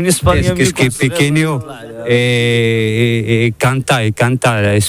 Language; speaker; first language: Spanish; non-native, learner; Arabic